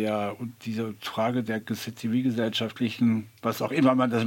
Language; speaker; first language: German; native; German